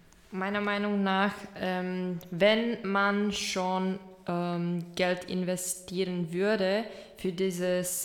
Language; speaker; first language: German; non-native, fluent; Czech